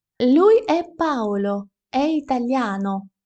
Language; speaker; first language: Italian; non-native, fluent; Ukrainian